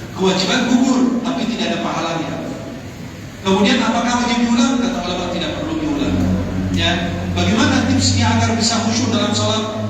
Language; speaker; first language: Indonesian; non-native, fluent; Arabic